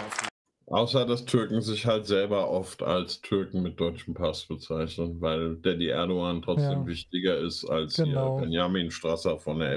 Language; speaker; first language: German; native; German